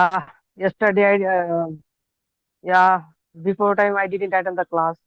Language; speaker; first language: English; non-native, learner; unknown